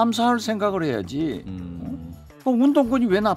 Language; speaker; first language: Korean; native; Korean